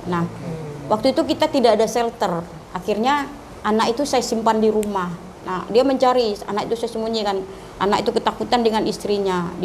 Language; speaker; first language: Indonesian; non-native, local second language; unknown